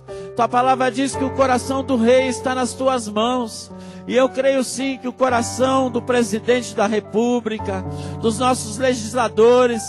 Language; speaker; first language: Portuguese; native; Portuguese